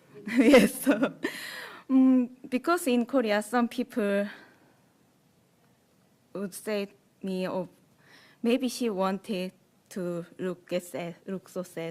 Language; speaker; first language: English; non-native, learner; Korean